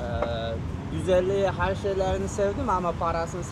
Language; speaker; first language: Turkish; non-native, fluent; Uzbek